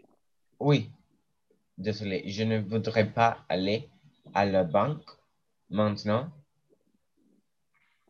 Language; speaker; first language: French; non-native, learner; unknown